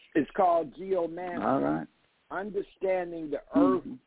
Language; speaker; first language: English; native; English